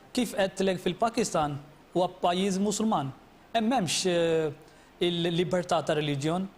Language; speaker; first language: Maltese; non-native, fluent; Urdu